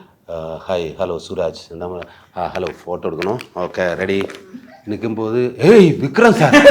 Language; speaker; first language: Tamil; non-native, learner; Malayalam